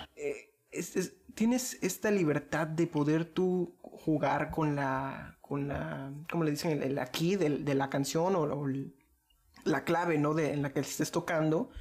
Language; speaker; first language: Spanish; native; Spanish